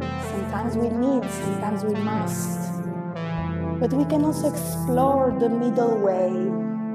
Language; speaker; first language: English; non-native, fluent; Italian